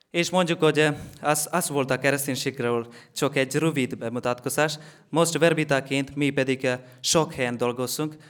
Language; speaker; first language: Hungarian; non-native, learner; Malayalam